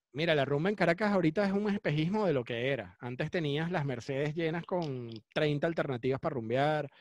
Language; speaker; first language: Spanish; native; Spanish